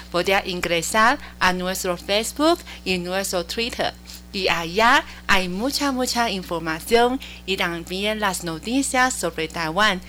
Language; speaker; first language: Spanish; non-native, learner; Chinese